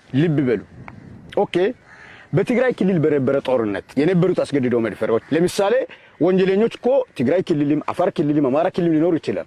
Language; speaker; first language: Amharic; non-native, local second language; Afar